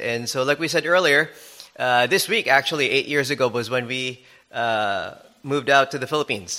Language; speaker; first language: English; non-native, local second language; Filipino